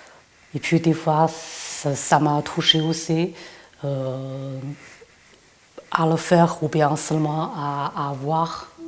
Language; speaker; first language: French; non-native, fluent; Chinese